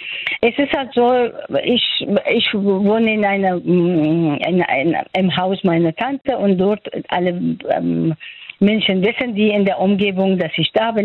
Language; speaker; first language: German; non-native, fluent; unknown